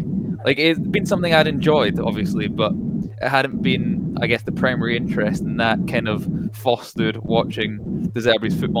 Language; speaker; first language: English; native; English